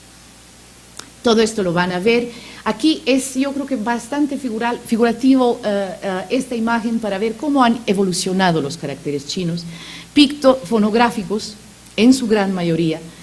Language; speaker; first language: Spanish; non-native, fluent; Macedonian